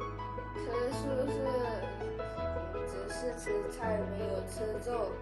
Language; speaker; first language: Chinese; non-native, local second language; Indonesian